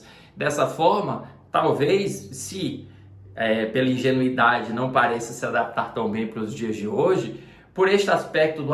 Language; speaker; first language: Portuguese; native; Portuguese